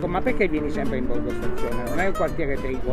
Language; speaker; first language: Italian; native; Italian